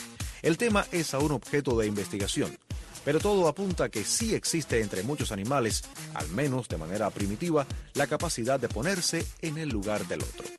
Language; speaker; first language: Spanish; native; Spanish